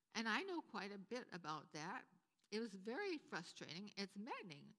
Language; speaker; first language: English; native; English